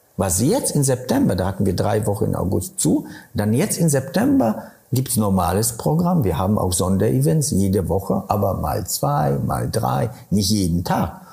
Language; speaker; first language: German; non-native, fluent; Polish